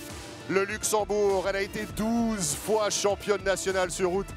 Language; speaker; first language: French; native; French